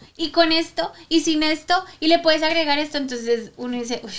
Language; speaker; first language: Spanish; native; Spanish